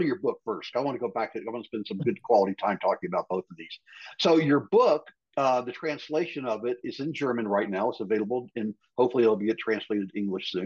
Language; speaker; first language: English; native; English